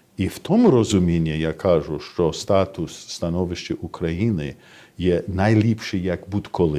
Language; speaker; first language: Ukrainian; non-native, fluent; English